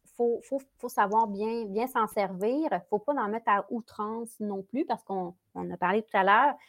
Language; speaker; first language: French; native; French